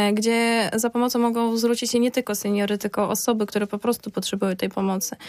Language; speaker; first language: Polish; non-native, fluent; Ukrainian